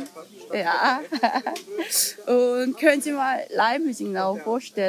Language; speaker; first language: German; non-native, learner; Korean